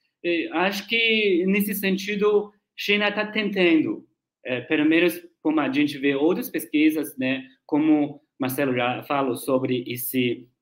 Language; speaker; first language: Portuguese; non-native, learner; Chinese